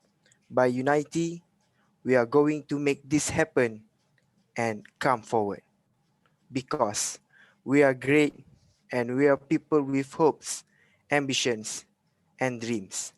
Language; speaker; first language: English; non-native, local second language; Malay